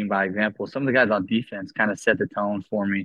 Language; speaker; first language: English; native; English